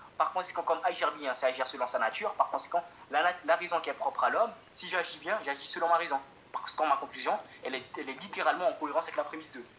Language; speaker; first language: French; native; French